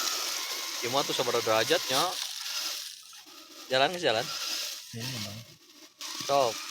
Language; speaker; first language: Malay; non-native, local second language; Sundanese